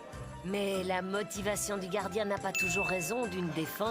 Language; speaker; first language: French; native; French